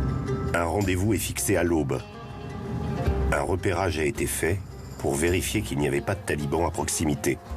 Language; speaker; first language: French; native; French